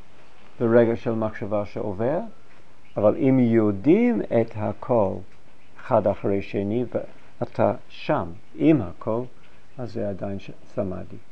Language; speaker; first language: Hebrew; non-native, fluent; English